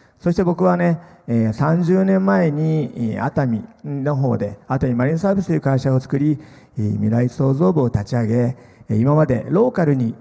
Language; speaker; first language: Japanese; native; Japanese